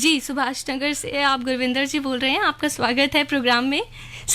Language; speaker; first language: Hindi; native; Hindi